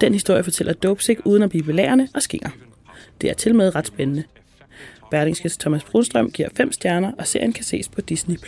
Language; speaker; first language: Danish; native; Danish